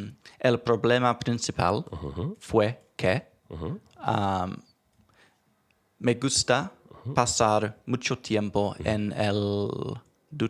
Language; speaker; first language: Spanish; non-native, learner; English